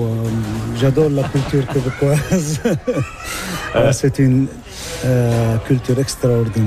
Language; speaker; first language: French; non-native, local second language; Arabic